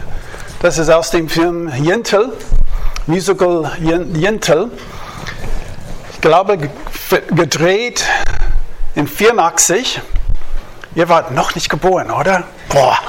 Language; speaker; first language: German; non-native, fluent; English